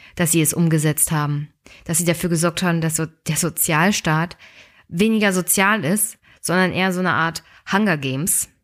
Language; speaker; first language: German; native; German